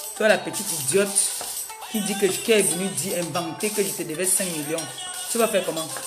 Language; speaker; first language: French; non-native, local second language; Basaa